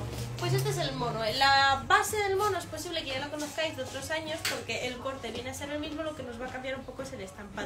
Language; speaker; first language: Spanish; native; Spanish